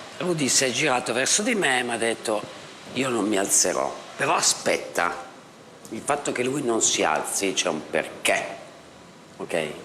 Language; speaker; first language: Italian; native; Italian